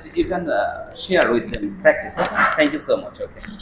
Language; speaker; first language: English; non-native, fluent; Bangla